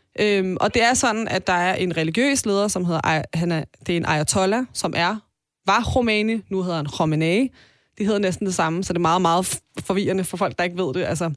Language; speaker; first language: Danish; early bilingual, other home language; Persian